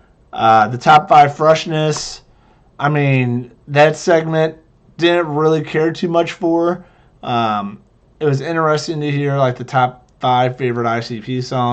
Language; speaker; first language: English; native; English